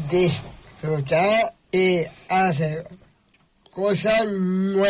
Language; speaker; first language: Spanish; non-native, local second language; Catalan